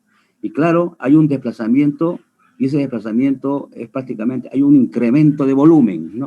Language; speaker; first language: Spanish; native; Spanish